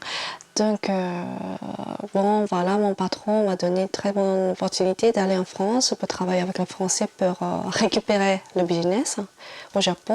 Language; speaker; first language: French; non-native, fluent; Japanese